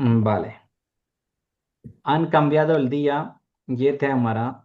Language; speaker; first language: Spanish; non-native, fluent; Urdu